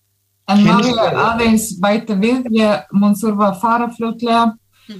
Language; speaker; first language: Icelandic; non-native, fluent; Russian